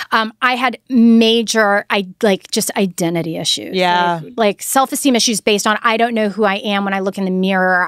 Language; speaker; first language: English; native; English